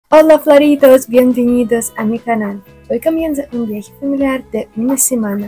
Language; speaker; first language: Spanish; non-native, fluent; Russian